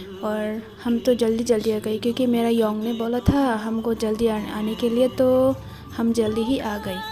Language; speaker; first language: Hindi; non-native, local second language; Kok Borok